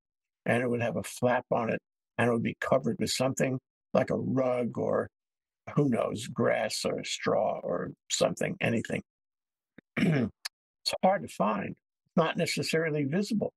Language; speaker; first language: English; native; English